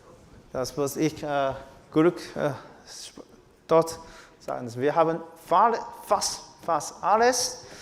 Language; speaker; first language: German; non-native, learner; Chinese